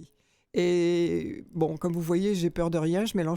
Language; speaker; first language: French; native; French